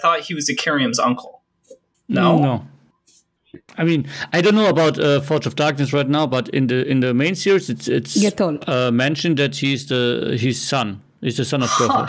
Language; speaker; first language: English; non-native, fluent; German